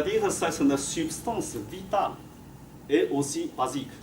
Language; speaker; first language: French; non-native, fluent; Chinese